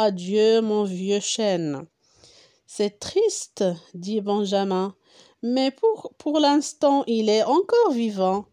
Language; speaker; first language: French; non-native, local second language; Arabic